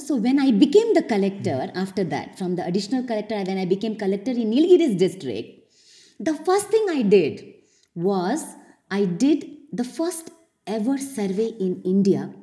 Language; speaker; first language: English; non-native, local second language; Hindi